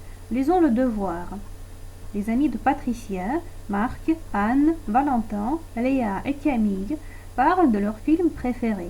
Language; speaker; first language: French; non-native, fluent; Russian